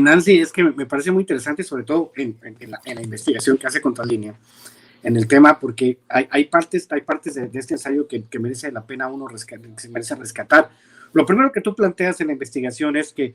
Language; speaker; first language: Spanish; native; Spanish